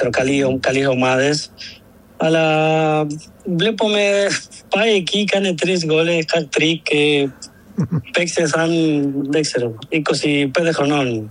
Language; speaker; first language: Greek; non-native, learner; Spanish